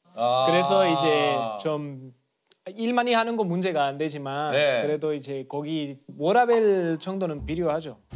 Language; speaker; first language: Korean; non-native, fluent; Spanish